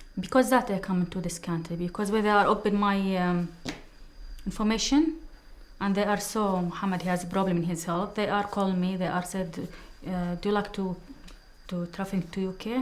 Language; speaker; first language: English; non-native, learner; Arabic